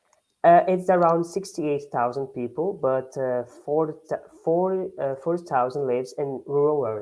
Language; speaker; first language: English; non-native, learner; Portuguese